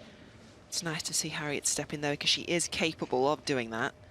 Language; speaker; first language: English; native; English